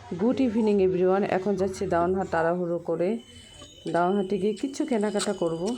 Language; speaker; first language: Bangla; non-native, local second language; Garo